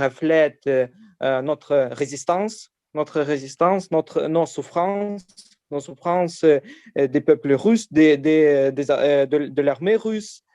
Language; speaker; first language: French; non-native, learner; Ukrainian